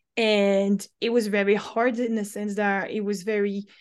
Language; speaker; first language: English; non-native, fluent; French